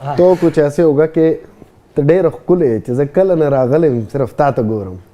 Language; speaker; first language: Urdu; non-native, local second language; Pashto